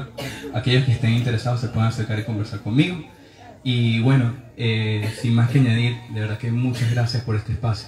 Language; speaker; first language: Spanish; native; Spanish